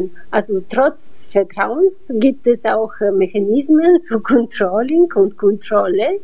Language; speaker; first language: German; non-native, fluent; Bulgarian